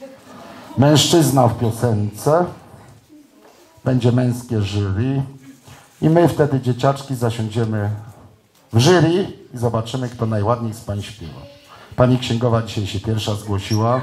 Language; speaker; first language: Polish; native; Polish